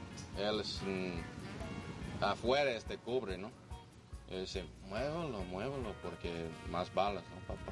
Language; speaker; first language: Spanish; non-native, learner; English